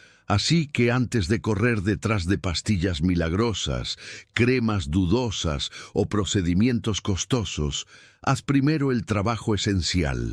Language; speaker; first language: Spanish; native; Spanish